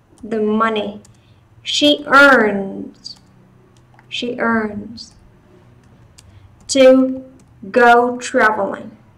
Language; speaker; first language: English; non-native, fluent; Vietnamese